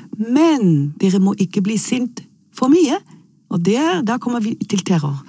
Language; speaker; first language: Norwegian; non-native, fluent; German